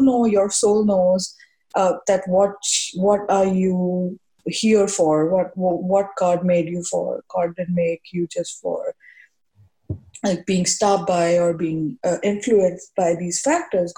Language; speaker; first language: English; non-native, local second language; Hindi